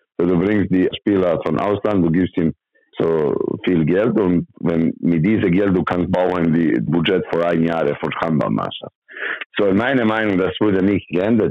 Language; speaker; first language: German; non-native, learner; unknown